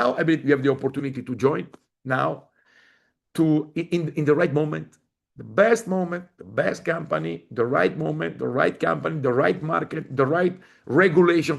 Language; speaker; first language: English; non-native, fluent; Italian